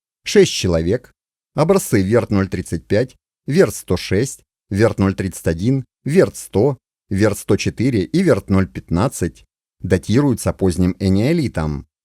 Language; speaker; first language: Russian; native; Russian